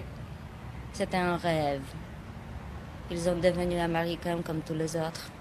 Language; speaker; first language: French; non-native, fluent; Polish